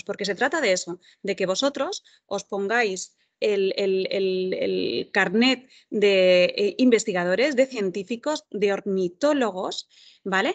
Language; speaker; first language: Spanish; native; Spanish